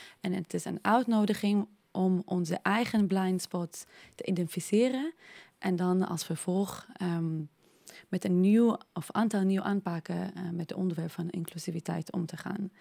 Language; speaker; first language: Dutch; non-native, fluent; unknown